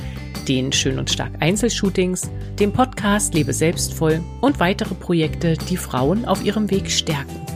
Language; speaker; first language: German; native; German